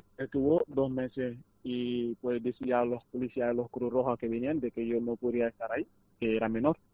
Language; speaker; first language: Spanish; non-native, fluent; Wolof